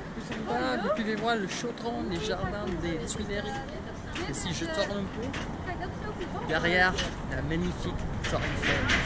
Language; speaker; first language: French; non-native, fluent; English